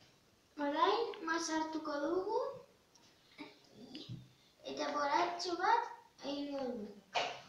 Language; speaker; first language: Basque; non-native, local second language; Spanish